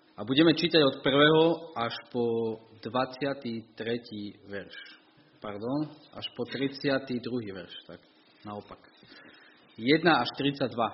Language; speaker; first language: Slovak; native; Slovak